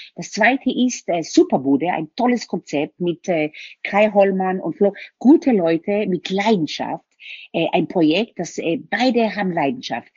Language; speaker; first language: German; non-native, fluent; Hebrew